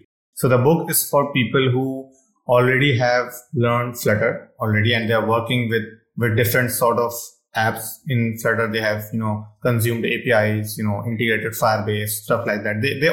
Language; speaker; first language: English; non-native, local second language; Urdu